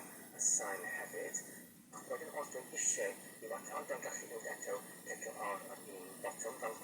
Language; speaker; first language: Welsh; non-native, fluent; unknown